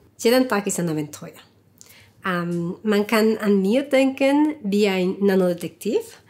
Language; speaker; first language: German; non-native, fluent; Spanish